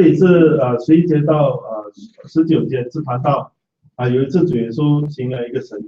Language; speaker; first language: Chinese; native; Chinese